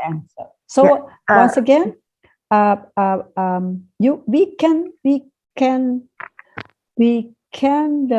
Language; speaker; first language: English; non-native, fluent; Indonesian